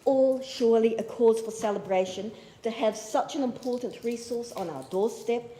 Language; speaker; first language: English; native; English